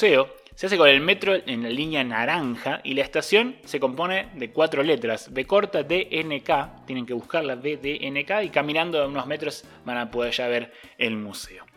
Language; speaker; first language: Spanish; native; Spanish